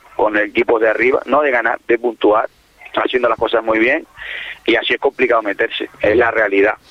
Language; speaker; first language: Spanish; native; Spanish